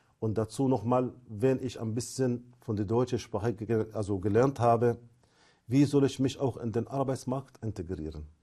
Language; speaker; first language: German; non-native, fluent; Arabic